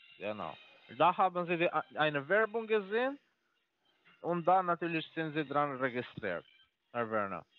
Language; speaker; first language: German; non-native, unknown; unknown